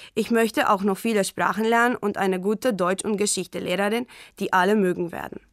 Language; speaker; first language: German; non-native, fluent; Croatian